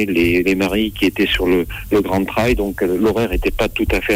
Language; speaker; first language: French; native; French